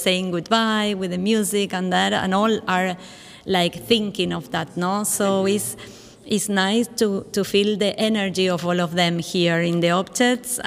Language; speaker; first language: English; non-native, fluent; Spanish